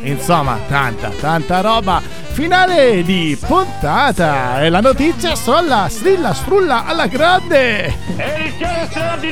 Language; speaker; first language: Italian; native; Italian